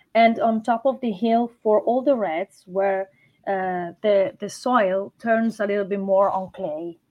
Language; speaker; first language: English; non-native, fluent; Italian